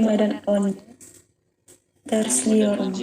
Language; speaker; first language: Turkish; non-native, learner; Indonesian